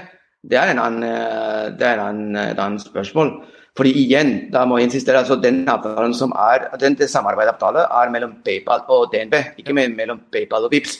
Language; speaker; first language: Norwegian; non-native, fluent; Spanish